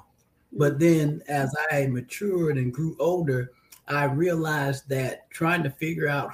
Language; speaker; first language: English; native; English